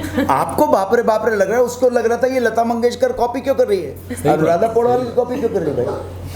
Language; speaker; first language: Hindi; native; Hindi